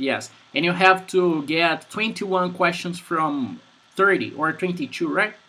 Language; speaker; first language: English; non-native, fluent; Portuguese